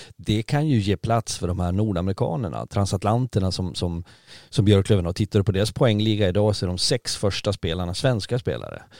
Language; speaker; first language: Swedish; native; Swedish